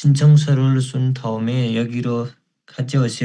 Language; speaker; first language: Korean; non-native, learner; Nepali